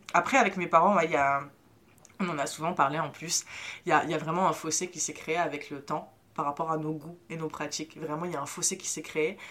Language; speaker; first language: French; native; French